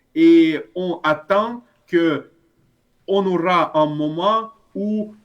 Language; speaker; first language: French; non-native, fluent; Russian